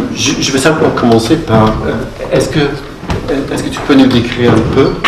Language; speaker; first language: French; non-native, learner; English